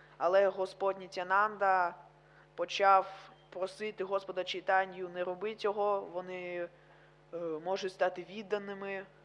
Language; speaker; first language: Ukrainian; non-native, local second language; Russian